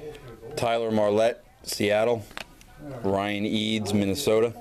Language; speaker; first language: English; native; English